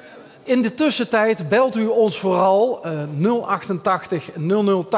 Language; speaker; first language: Dutch; native; Dutch